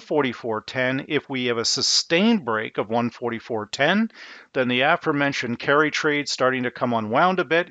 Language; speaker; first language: English; native; English